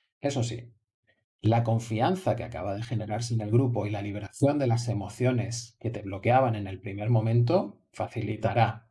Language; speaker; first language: Spanish; native; Spanish